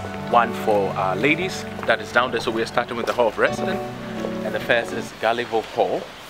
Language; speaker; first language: English; non-native, local second language; Akan